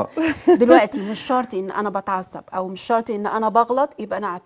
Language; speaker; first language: Arabic; native; Arabic